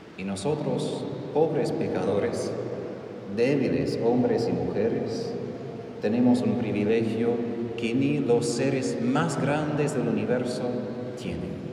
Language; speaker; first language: Spanish; non-native, fluent; English